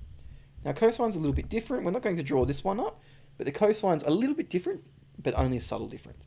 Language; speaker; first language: English; native; English